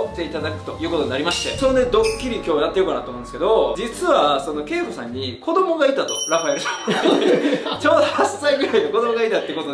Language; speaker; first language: Japanese; native; Japanese